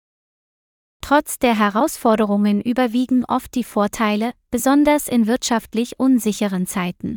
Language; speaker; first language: German; non-native, learner; Vietnamese